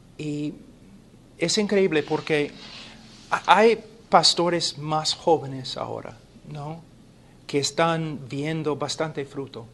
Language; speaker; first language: Spanish; non-native, fluent; English